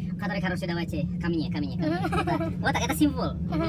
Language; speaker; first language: Russian; non-native, learner; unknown